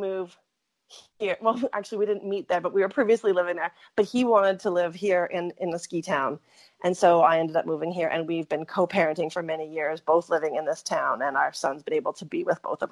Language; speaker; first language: English; native; English